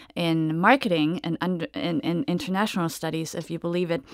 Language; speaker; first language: English; non-native, fluent; German